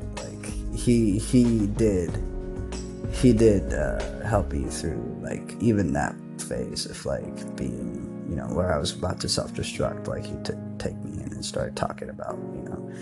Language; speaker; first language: English; non-native, local second language; Nepali